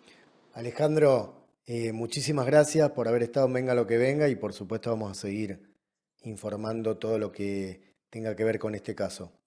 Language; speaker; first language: Spanish; native; Spanish